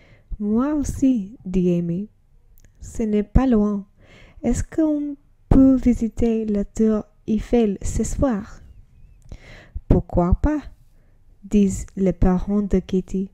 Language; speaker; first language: French; non-native, learner; English